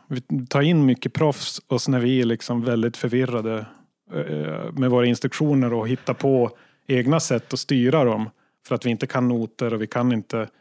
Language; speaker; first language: Swedish; native; Swedish